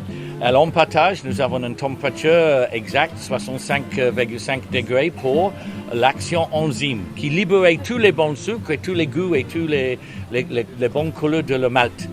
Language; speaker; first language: French; non-native, learner; English